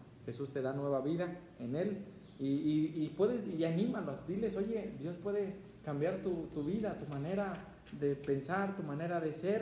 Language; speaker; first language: Spanish; native; Spanish